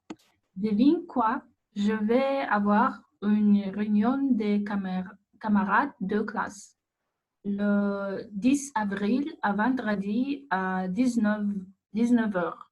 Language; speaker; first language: French; non-native, learner; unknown